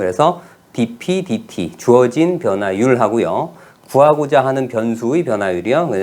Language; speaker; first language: Korean; native; Korean